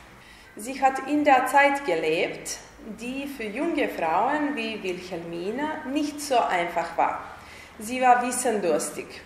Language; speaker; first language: German; non-native, fluent; Serbian